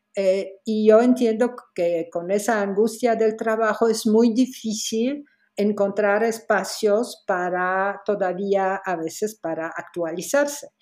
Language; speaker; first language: Spanish; non-native, fluent; Polish